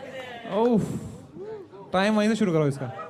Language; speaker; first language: Hindi; native; Hindi